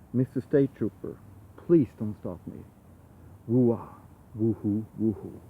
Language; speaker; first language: English; non-native, fluent; Swedish